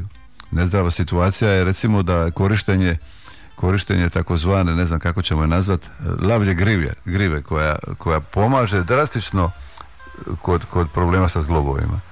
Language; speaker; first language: Croatian; native; Croatian